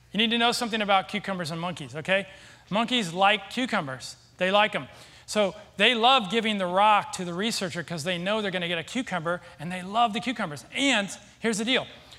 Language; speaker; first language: English; native; English